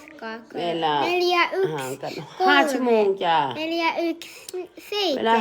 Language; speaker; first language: Finnish; non-native, learner; Thai